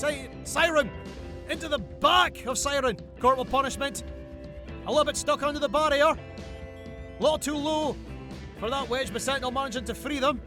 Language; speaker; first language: English; native; English